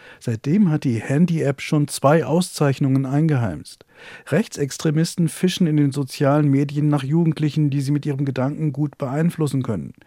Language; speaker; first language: German; native; German